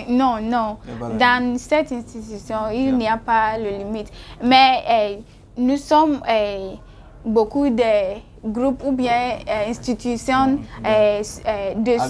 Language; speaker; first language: French; non-native, learner; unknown